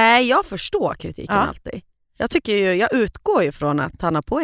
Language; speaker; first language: Swedish; native; Swedish